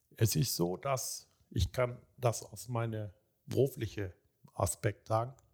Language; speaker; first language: German; early bilingual, other home language; Turkish